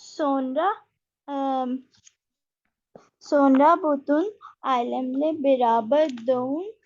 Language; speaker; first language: Turkish; non-native, learner; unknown